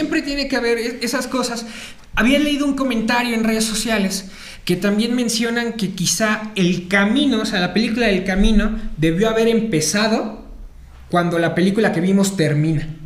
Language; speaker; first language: Spanish; native; Spanish